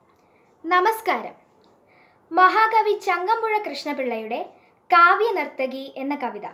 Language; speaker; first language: Malayalam; native; Malayalam